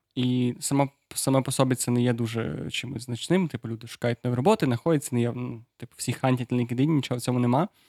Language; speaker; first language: Ukrainian; non-native, local second language; Russian